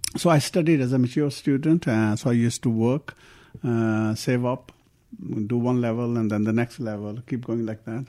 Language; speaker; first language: English; early bilingual, other home language; Punjabi